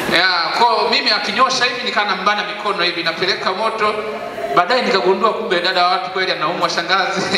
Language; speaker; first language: Swahili; native; Swahili